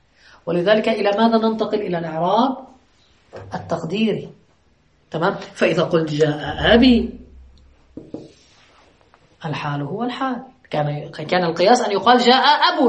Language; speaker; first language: Arabic; native; Arabic